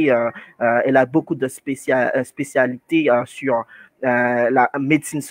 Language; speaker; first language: French; non-native, fluent; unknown